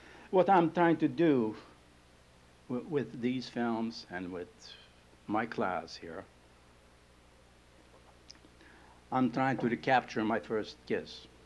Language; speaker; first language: English; non-native, fluent; Lithuanian